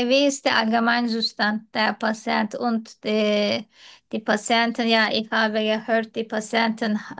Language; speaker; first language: German; non-native, learner; Turkish